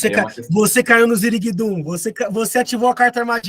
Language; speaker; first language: Portuguese; native; Portuguese